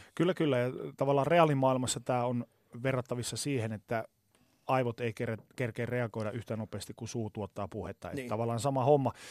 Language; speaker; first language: Finnish; native; Finnish